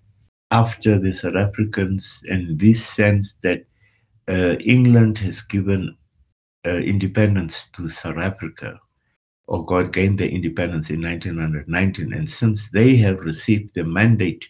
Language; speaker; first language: English; non-native, local second language; Afrikaans